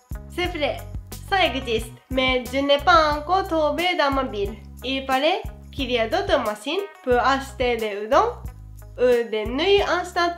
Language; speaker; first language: French; non-native, fluent; Japanese